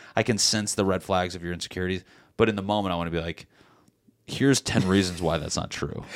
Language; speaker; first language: English; native; English